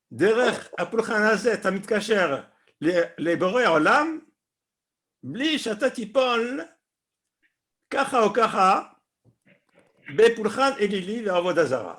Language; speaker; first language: Hebrew; non-native, fluent; French